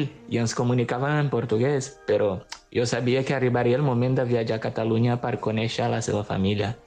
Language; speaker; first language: Catalan; non-native, fluent; Portuguese